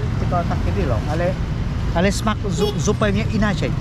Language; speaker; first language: Polish; non-native, learner; Khmer